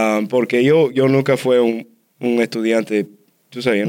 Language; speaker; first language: Spanish; early bilingual, heritage; Spanish